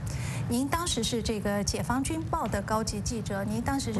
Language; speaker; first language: Chinese; native; Chinese